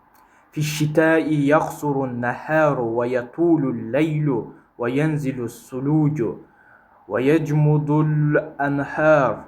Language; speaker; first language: Arabic; non-native, fluent; Kyrgyz